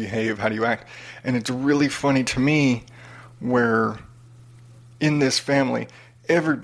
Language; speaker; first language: English; native; English